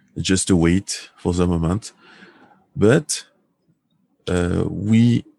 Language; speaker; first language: English; non-native, learner; French